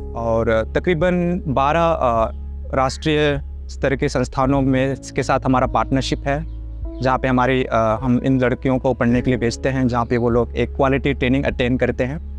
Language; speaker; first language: Hindi; native; Hindi